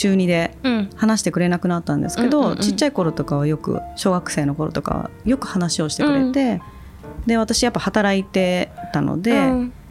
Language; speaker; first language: Japanese; native; Japanese